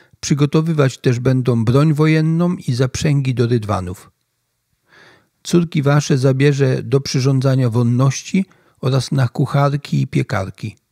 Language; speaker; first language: Polish; native; Polish